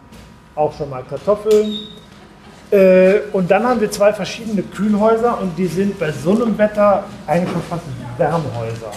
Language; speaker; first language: German; native; German